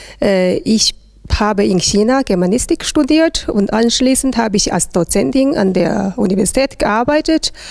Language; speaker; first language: German; non-native, fluent; Chinese